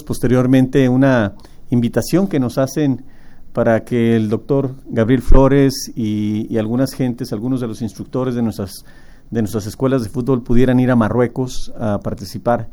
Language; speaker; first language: Spanish; native; Spanish